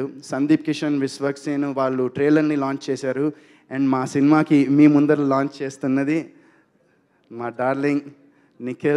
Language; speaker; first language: Telugu; native; Telugu